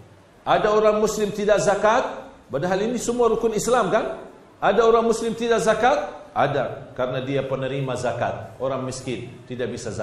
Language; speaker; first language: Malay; non-native, fluent; Arabic